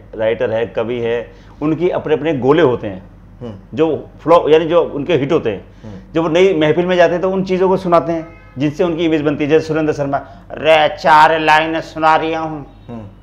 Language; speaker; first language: Hindi; native; Hindi